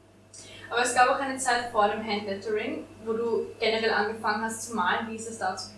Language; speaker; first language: German; native; German